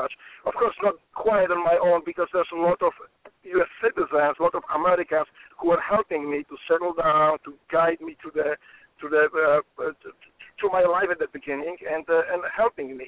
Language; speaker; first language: English; non-native, fluent; Polish